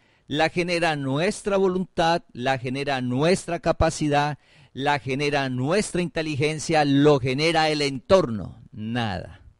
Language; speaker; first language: Spanish; native; Spanish